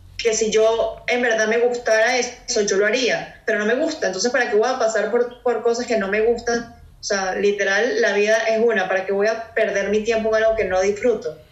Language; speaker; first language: Spanish; native; Spanish